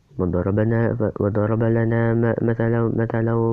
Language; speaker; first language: Arabic; non-native, learner; Indonesian